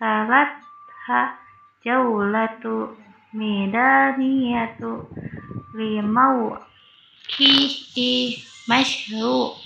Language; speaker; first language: Arabic; non-native, learner; Indonesian